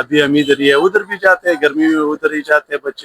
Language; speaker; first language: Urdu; non-native, local second language; Pashto